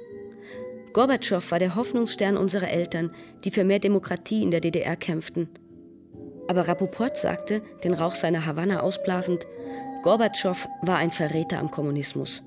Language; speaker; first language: German; native; German